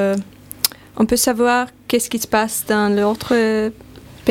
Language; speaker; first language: French; non-native, learner; Finnish